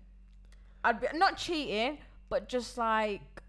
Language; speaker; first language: English; native; English